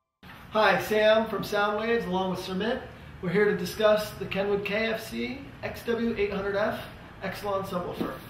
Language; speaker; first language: English; native; English